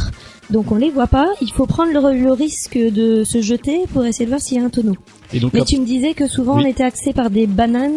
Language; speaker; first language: French; native; French